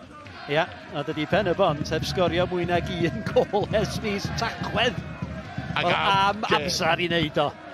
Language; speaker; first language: Welsh; native; Welsh